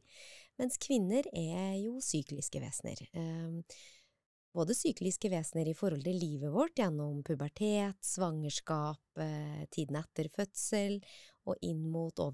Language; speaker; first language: Norwegian; native; Norwegian